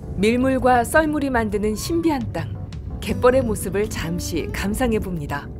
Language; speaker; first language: Korean; native; Korean